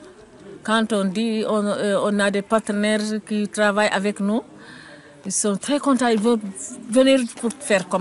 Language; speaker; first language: French; non-native, learner; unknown